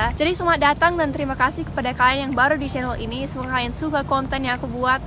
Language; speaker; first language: Indonesian; early bilingual, other home language; English